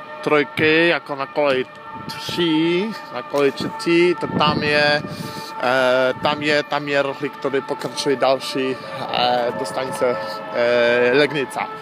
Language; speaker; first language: Czech; non-native, learner; Polish